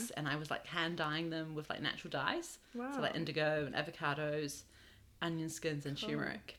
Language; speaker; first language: English; native; English